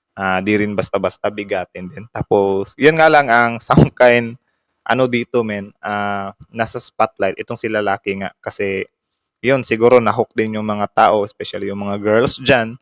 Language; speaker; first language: Filipino; native; Filipino